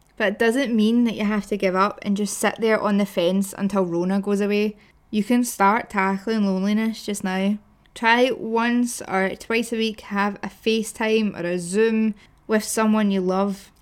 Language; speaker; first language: English; native; English